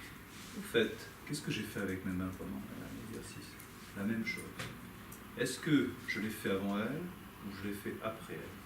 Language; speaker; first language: French; native; French